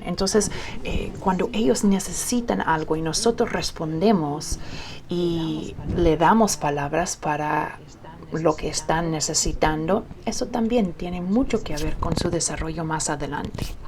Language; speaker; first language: Spanish; early bilingual, heritage; Spanish